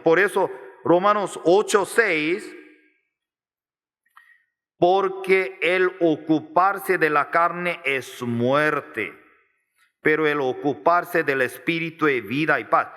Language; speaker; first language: Spanish; non-native, learner; Korean